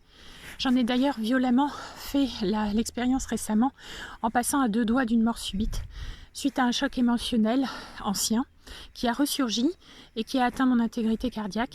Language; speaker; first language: French; native; French